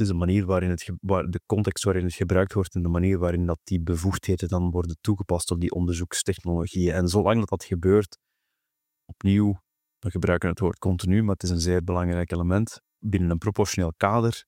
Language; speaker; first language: Dutch; native; Dutch